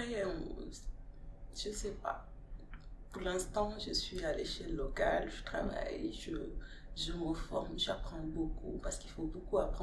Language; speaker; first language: French; non-native, local second language; Wolof